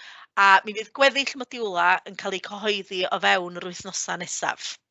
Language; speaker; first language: Welsh; native; Welsh